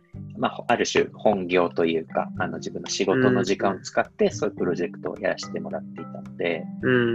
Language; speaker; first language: Japanese; native; Japanese